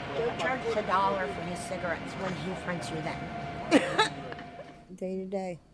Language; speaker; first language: English; native; English